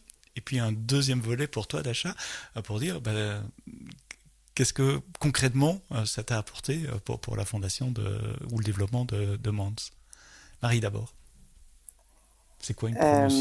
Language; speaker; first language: French; native; French